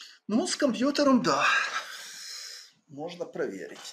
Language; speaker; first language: Russian; non-native, local second language; Ukrainian